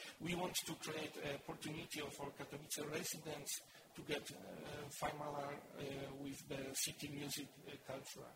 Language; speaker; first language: English; non-native, learner; Polish